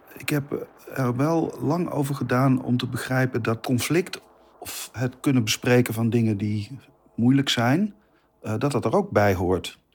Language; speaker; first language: Dutch; native; Dutch